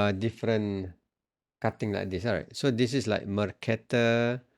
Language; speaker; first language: English; non-native, local second language; Malay